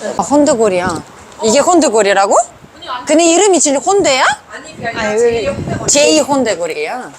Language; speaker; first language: Korean; non-native, fluent; Uzbek